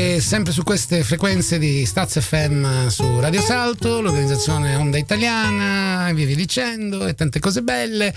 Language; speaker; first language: Italian; native; Italian